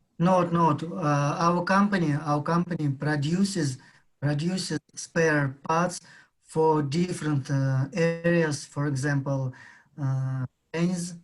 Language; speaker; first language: English; non-native, learner; Russian